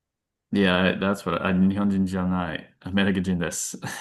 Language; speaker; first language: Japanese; non-native, learner; English